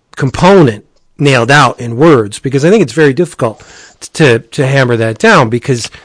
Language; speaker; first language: English; native; English